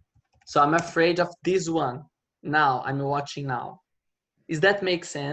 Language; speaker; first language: English; non-native, fluent; Portuguese